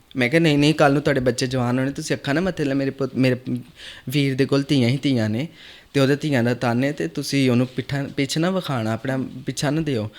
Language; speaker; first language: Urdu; non-native, local second language; Punjabi